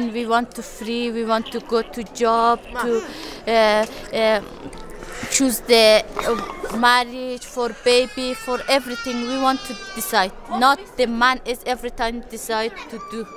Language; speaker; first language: English; non-native, learner; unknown